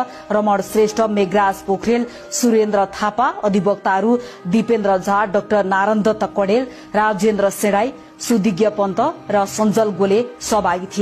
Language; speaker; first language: Nepali; native; Nepali